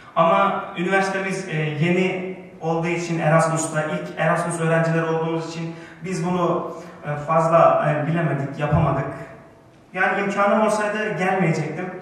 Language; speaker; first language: Turkish; native; Turkish